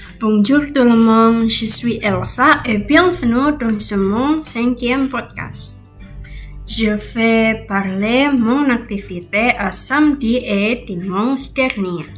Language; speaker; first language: French; non-native, learner; Indonesian